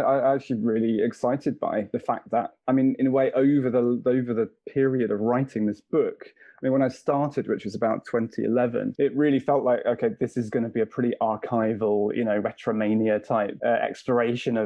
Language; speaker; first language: English; native; English